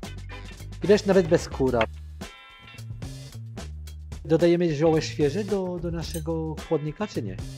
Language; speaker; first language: Polish; non-native, fluent; French